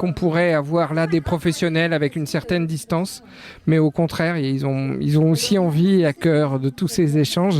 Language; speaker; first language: French; native; French